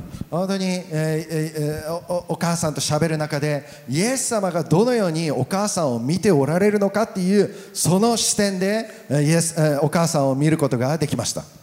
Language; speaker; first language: Japanese; native; Japanese